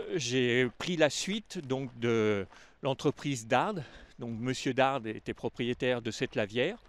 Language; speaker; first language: French; native; French